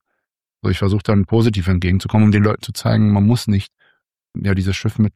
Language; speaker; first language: German; native; German